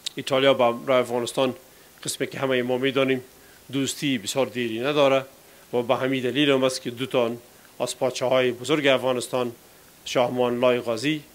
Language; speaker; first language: Persian; non-native, local second language; Pashto